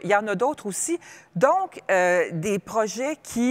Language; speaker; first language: French; native; French